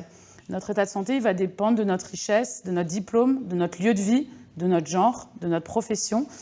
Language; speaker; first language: French; native; French